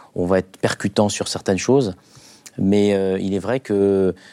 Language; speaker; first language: French; non-native, local second language; Arabic